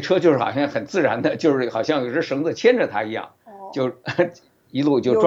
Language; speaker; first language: Chinese; native; Chinese